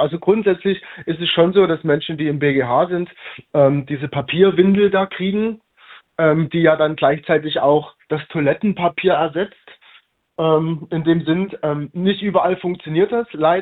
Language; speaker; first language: German; native; German